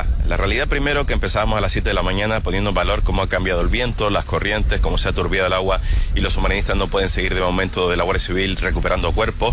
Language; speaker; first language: Spanish; native; Spanish